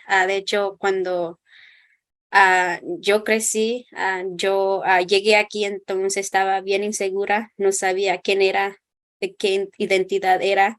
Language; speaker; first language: Spanish; non-native, local second language; Kʼicheʼ